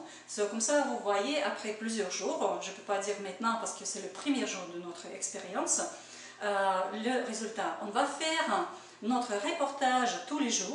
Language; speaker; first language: French; non-native, learner; Russian